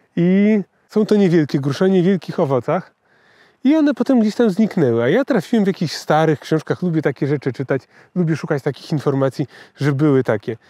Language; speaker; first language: Polish; native; Polish